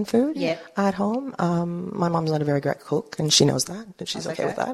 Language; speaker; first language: English; early bilingual, other home language; Spanish